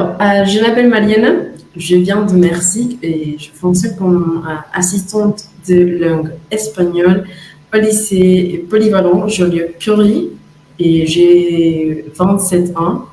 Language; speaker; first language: French; non-native, fluent; Spanish